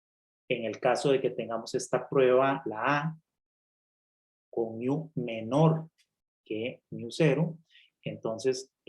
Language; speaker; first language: Spanish; native; Spanish